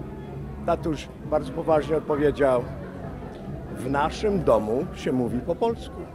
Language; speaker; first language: Polish; early bilingual, heritage; Polish